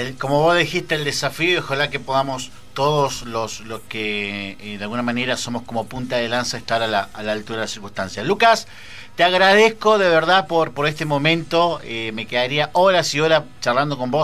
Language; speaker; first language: Spanish; native; Spanish